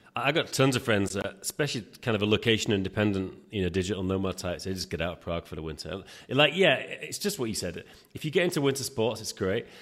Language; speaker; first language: English; native; English